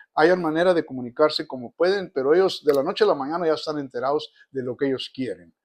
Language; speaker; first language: Spanish; early bilingual, other home language; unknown